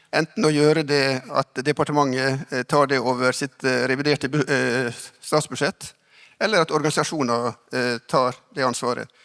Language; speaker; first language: Norwegian; native; Norwegian